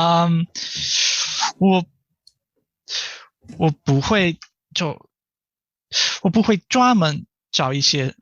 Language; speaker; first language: Chinese; non-native, fluent; English